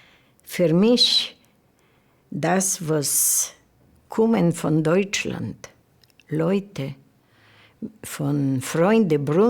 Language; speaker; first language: German; non-native, learner; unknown